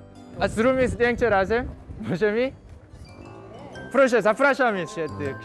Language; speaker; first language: Polish; non-native, learner; Korean